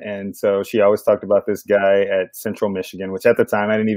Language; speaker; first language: English; native; English